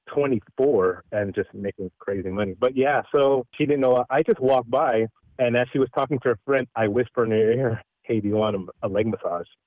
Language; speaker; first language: English; early bilingual, other home language; Filipino